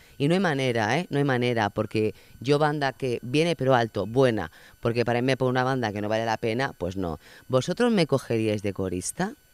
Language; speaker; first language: Spanish; non-native, local second language; Catalan